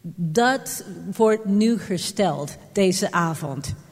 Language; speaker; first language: Dutch; non-native, fluent; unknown